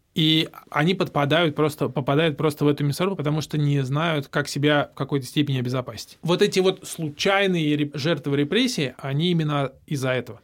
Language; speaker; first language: Russian; native; Russian